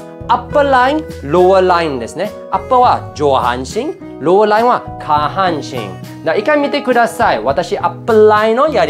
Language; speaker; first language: Japanese; non-native, fluent; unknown